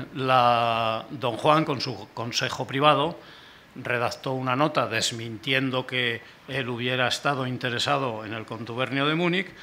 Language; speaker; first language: Spanish; native; Spanish